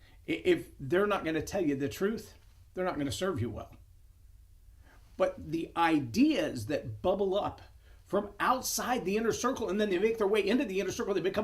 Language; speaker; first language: English; native; English